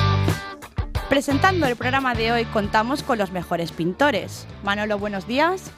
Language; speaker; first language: Spanish; native; Spanish